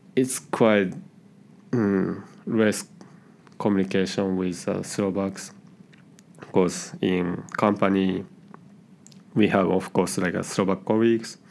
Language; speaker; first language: English; non-native, learner; Japanese